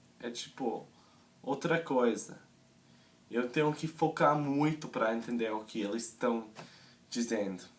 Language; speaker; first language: Portuguese; non-native, fluent; English